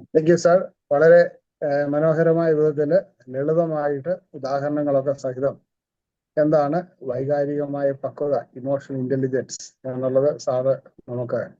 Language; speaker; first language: Malayalam; native; Malayalam